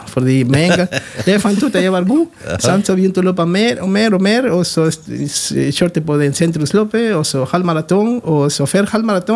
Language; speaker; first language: Norwegian; non-native, fluent; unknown